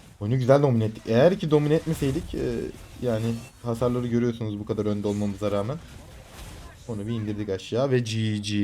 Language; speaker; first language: Turkish; native; Turkish